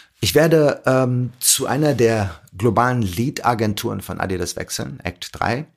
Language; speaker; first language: German; early bilingual, other home language; Arabic